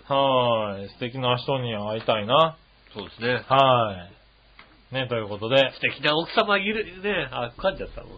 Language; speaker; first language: Japanese; native; Japanese